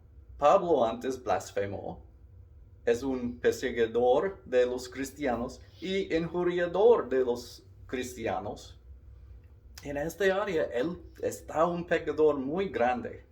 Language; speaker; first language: Spanish; non-native, learner; English